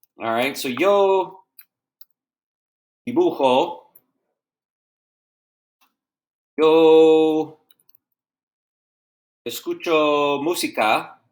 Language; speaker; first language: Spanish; non-native, fluent; English